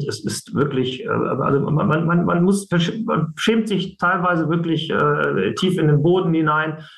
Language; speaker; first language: German; native; German